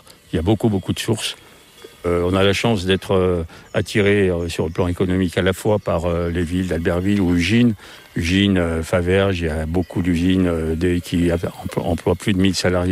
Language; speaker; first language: French; native; French